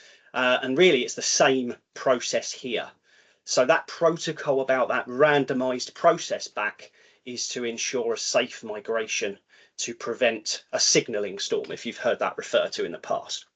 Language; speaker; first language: English; native; English